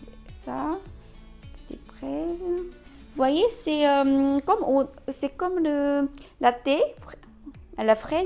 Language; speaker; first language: French; non-native, learner; Korean